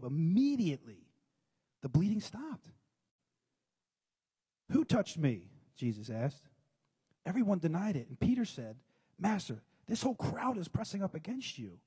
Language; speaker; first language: English; native; English